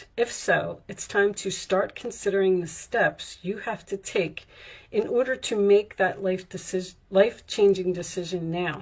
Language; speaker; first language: English; native; English